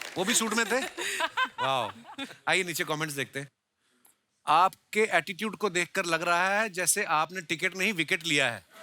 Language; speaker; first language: Hindi; non-native, local second language; Punjabi